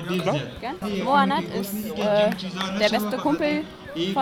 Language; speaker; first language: German; native; German